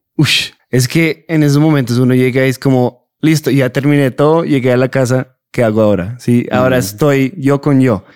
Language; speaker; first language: Spanish; early bilingual, heritage; Spanish